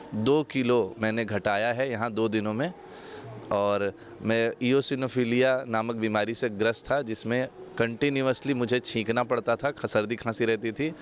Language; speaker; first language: Hindi; native; Hindi